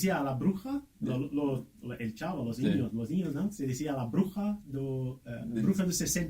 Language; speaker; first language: Spanish; non-native, fluent; Portuguese